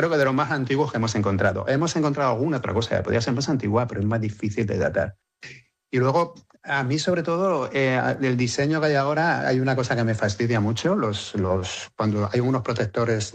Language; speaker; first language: Spanish; native; Spanish